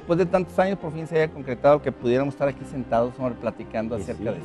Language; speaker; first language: Spanish; native; Spanish